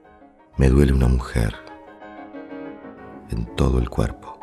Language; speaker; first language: Spanish; native; Spanish